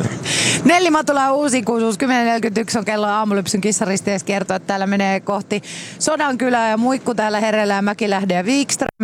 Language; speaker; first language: Finnish; native; Finnish